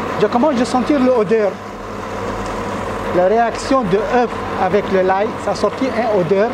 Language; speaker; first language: French; non-native, learner; Arabic